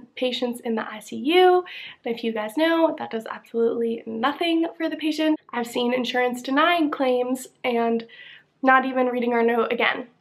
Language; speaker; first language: English; native; English